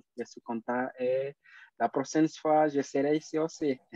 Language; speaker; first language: French; non-native, fluent; Portuguese